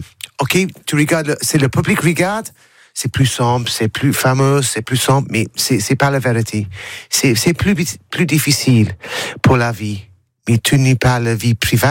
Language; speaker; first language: French; non-native, learner; English